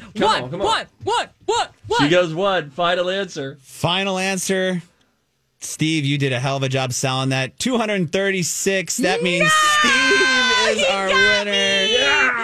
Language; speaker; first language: English; native; English